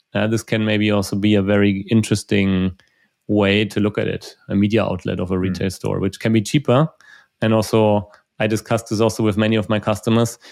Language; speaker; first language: English; non-native, fluent; German